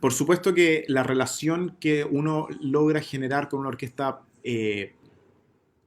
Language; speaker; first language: Spanish; native; Spanish